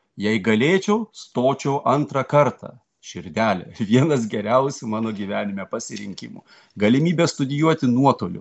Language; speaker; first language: Lithuanian; native; Lithuanian